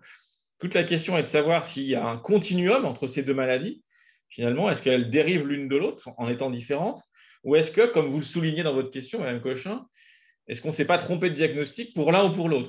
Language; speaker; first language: French; native; French